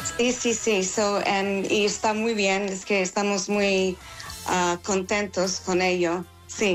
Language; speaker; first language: Spanish; non-native, fluent; English